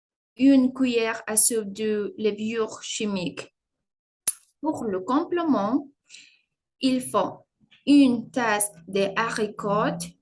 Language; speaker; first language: French; non-native, learner; Spanish